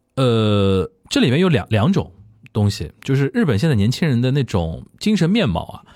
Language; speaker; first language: Chinese; native; Chinese